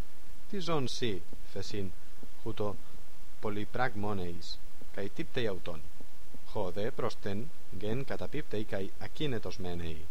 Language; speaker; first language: Greek; non-native, fluent; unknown